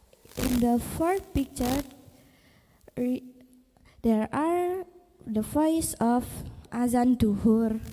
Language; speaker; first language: English; non-native, learner; Indonesian